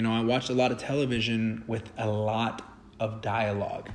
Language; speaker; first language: English; early bilingual, other home language; Spanish